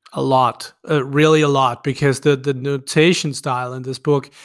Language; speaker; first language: English; non-native, fluent; Danish